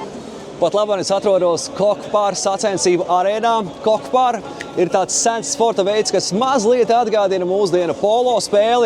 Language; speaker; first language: Latvian; native; Latvian